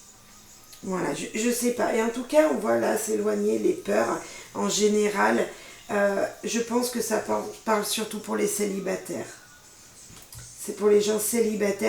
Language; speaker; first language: French; native; French